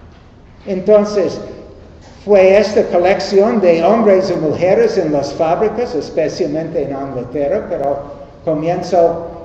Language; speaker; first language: Spanish; non-native, learner; English